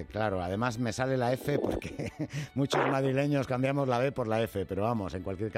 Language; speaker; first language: Spanish; native; Spanish